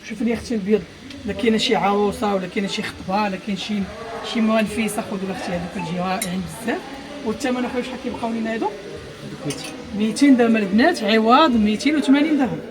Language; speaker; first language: Arabic; native; Arabic